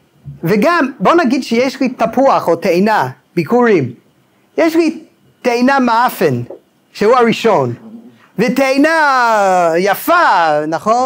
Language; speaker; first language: Hebrew; non-native, fluent; English